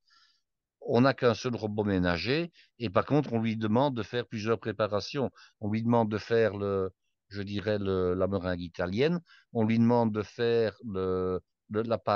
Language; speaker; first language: French; native; French